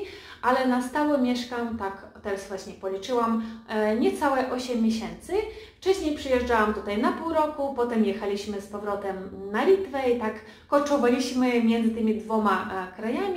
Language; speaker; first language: Polish; early bilingual, heritage; Polish